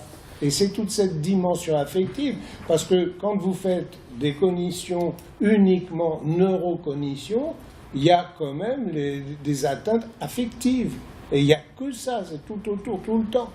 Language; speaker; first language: French; native; French